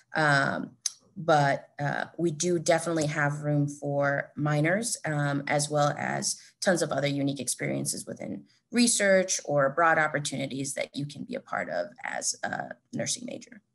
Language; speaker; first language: English; native; English